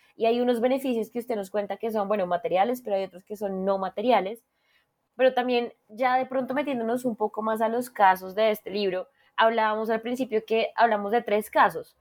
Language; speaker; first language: Spanish; native; Spanish